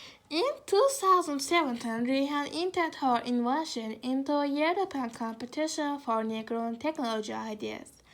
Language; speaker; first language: English; non-native, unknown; Azerbaijani